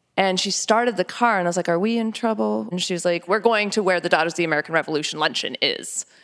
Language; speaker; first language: English; native; English